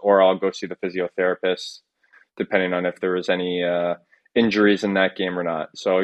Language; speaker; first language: English; native; English